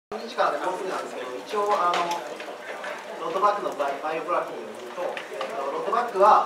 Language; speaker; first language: Japanese; native; Japanese